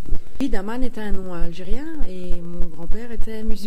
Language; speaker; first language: French; native; French